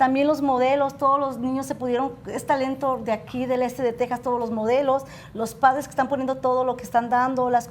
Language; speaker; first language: Spanish; native; Spanish